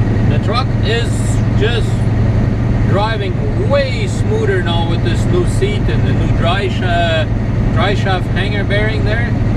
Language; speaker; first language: English; non-native, fluent; Low German